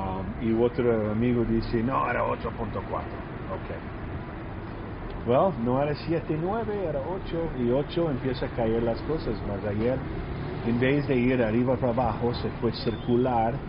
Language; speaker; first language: Spanish; early bilingual, heritage; Spanish